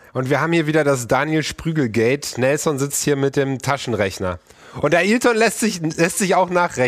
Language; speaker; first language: German; native; German